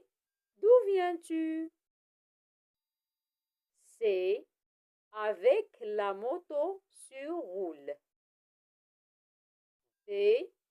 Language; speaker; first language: French; non-native, local second language; Arabic